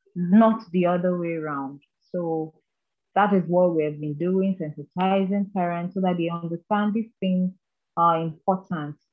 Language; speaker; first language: English; non-native, local second language; Igbo